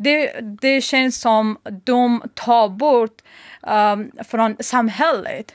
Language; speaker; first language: Swedish; non-native, learner; Persian